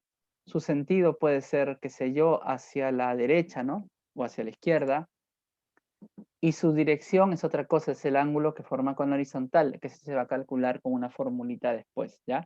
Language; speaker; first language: Spanish; native; Spanish